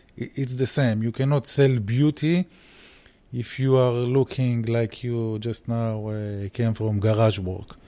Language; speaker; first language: English; early bilingual, heritage; Hebrew